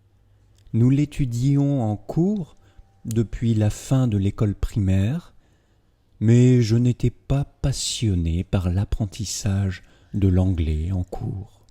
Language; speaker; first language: French; native; French